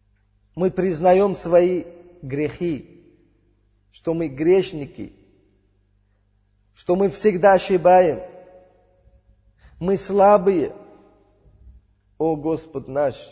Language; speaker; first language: Russian; non-native, learner; Uzbek